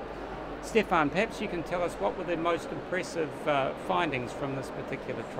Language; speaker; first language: English; native; English